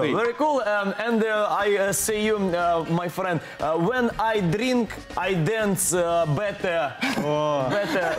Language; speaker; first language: English; non-native, learner; Portuguese